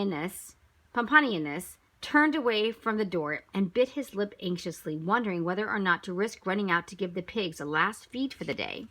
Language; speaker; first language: English; native; English